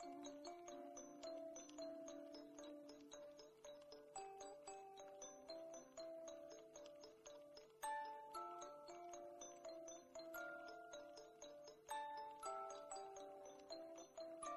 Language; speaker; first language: English; native; English